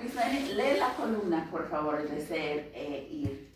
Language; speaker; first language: Spanish; non-native, fluent; English